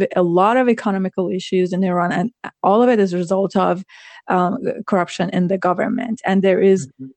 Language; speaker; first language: English; non-native, fluent; Persian